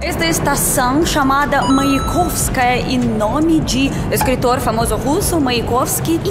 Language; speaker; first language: Portuguese; non-native, learner; Russian